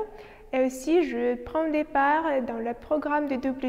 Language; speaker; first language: French; non-native, learner; Ukrainian